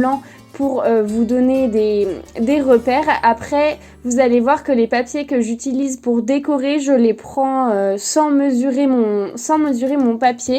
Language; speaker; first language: French; native; French